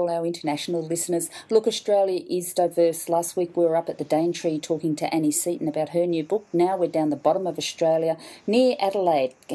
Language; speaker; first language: English; native; English